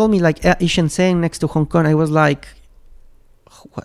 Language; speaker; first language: English; non-native, fluent; Spanish